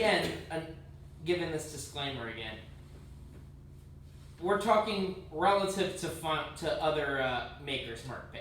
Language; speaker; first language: English; native; English